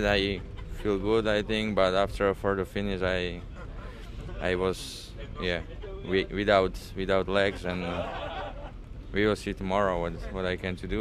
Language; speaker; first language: English; non-native, learner; Slovak